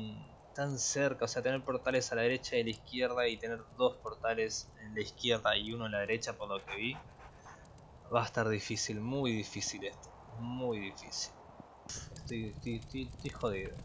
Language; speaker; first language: Spanish; native; Spanish